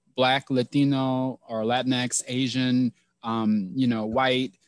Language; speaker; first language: English; native; English